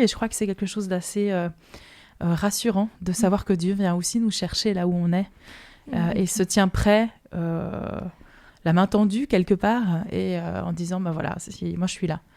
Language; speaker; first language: French; native; French